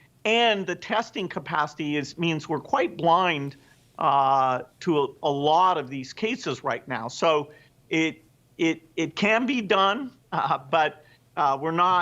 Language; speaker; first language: English; native; English